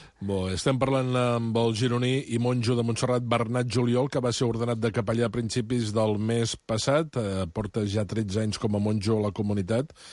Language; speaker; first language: Catalan; native; Catalan